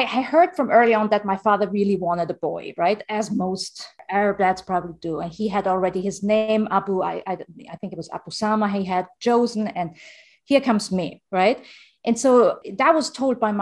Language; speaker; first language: English; non-native, fluent; German